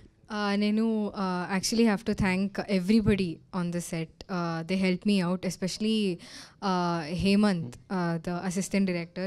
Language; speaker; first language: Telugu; non-native, learner; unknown